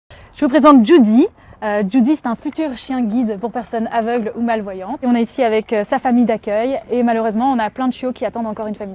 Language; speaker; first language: French; native; French